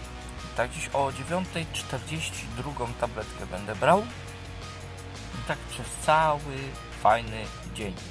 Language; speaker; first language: Polish; native; Polish